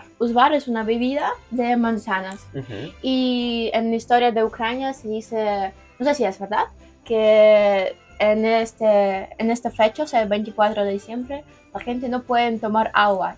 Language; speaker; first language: Spanish; non-native, learner; Ukrainian